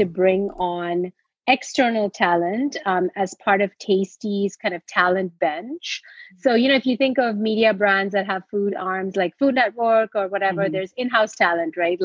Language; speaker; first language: English; non-native, local second language; Hindi